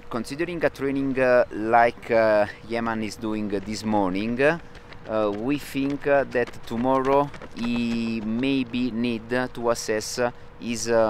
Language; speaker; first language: English; non-native, fluent; Italian